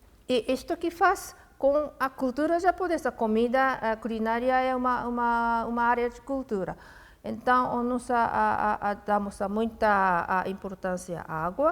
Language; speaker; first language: Portuguese; non-native, fluent; Japanese